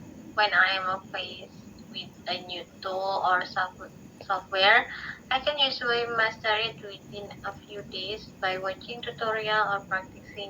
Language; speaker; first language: English; non-native, learner; Indonesian